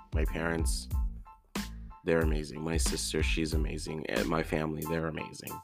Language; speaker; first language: English; native; English